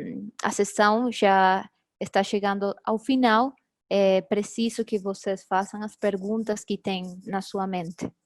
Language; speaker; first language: Portuguese; non-native, fluent; Spanish